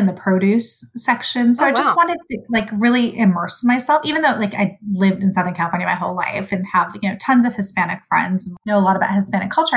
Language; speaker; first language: English; early bilingual, other home language; Arabic